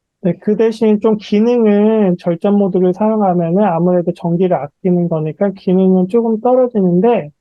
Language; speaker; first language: Korean; native; Korean